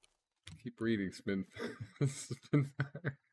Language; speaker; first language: English; native; English